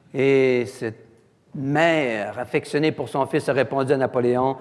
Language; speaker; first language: French; native; French